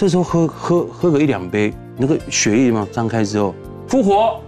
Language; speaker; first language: Chinese; native; Chinese